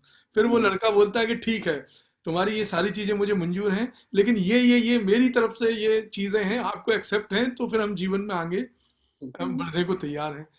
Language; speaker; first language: Hindi; native; Hindi